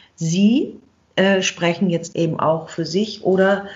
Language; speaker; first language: German; native; German